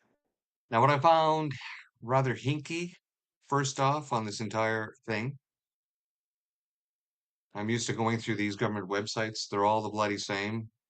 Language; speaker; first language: English; native; English